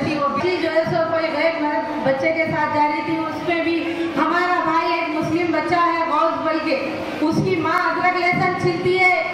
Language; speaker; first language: Urdu; native; Urdu